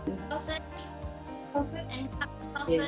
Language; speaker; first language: English; non-native, learner; Indonesian